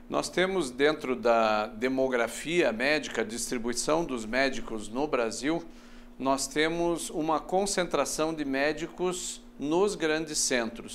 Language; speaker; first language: Portuguese; native; Portuguese